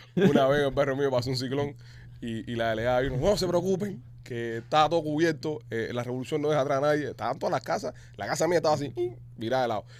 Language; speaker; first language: Spanish; native; Spanish